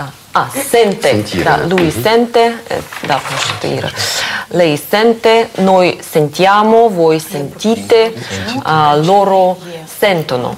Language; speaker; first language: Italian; non-native, learner; Russian